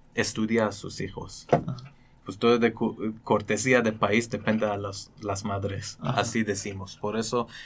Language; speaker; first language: Spanish; non-native, learner; Persian